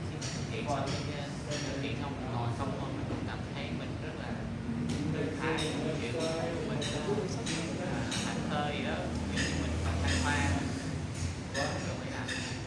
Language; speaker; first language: Vietnamese; native; Vietnamese